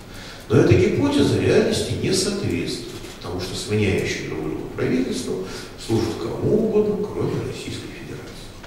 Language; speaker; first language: Russian; native; Russian